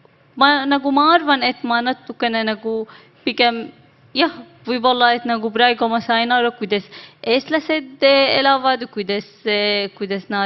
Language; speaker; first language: Estonian; non-native, learner; Arabic